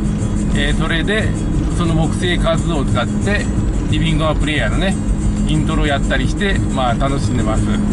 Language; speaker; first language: Japanese; native; Japanese